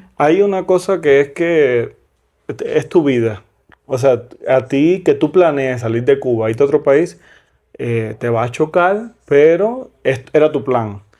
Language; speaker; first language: Spanish; native; Spanish